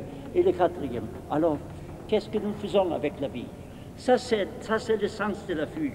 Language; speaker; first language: French; non-native, fluent; German